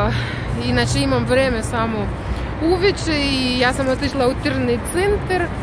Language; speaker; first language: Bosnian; non-native, learner; Russian